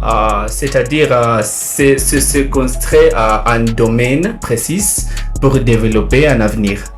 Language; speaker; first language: French; non-native, learner; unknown